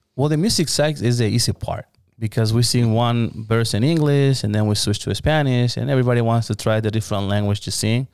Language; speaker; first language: English; non-native, learner; Spanish